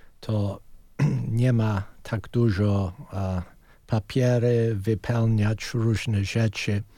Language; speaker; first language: Polish; early bilingual, heritage; Polish